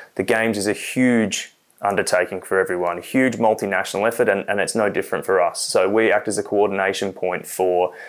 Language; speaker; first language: English; native; English